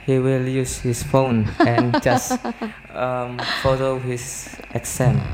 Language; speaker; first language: English; non-native, learner; Indonesian